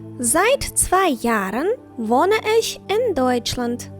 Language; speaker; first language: German; non-native, fluent; Ukrainian